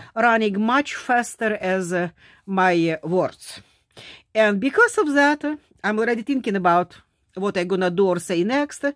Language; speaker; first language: English; non-native, fluent; Slovak